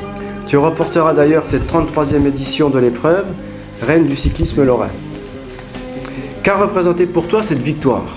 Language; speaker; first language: French; native; French